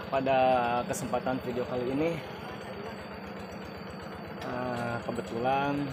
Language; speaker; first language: Indonesian; native; Indonesian